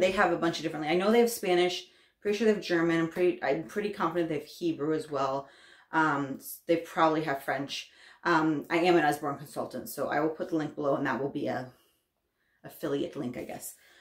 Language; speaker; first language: English; native; English